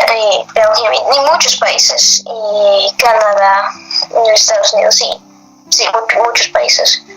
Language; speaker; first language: Spanish; non-native, fluent; English